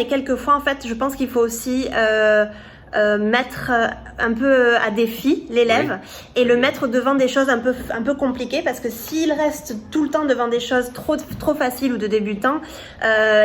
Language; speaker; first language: French; native; French